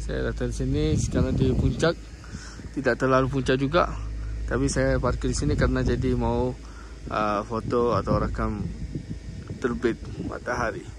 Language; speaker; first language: Indonesian; non-native, fluent; Arabic